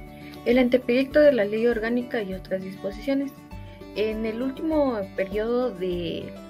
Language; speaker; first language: Spanish; native; Spanish